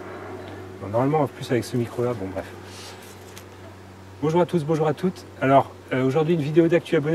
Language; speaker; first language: French; native; French